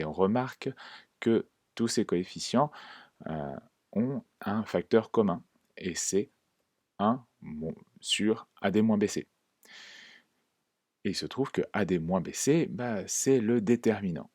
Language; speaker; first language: French; native; French